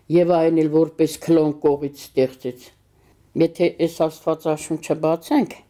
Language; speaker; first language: Armenian; native; Armenian